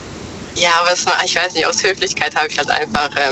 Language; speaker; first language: German; early bilingual, other home language; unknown